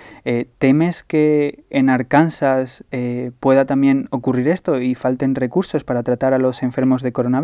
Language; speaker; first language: Spanish; native; Spanish